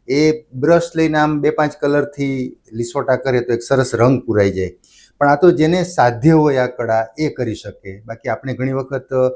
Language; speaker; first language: Gujarati; native; Gujarati